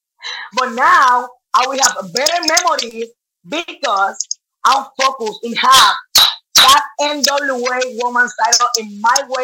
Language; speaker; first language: English; non-native, learner; Spanish